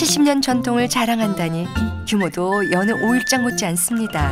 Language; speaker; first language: Korean; native; Korean